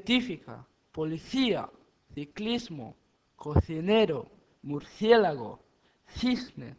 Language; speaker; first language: Spanish; non-native, learner; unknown